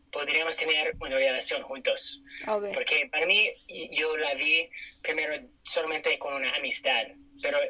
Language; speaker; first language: Spanish; non-native, fluent; English